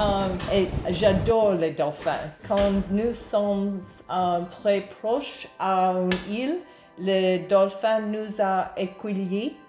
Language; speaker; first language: French; non-native, learner; English